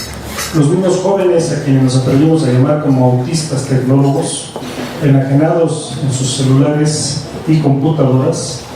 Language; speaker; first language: Spanish; native; Spanish